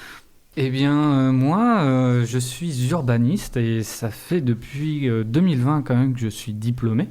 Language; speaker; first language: French; native; French